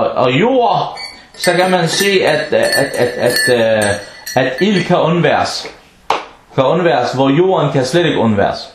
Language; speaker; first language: Danish; early bilingual, other home language; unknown